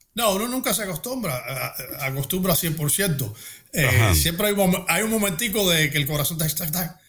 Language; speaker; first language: Spanish; early bilingual, heritage; Spanish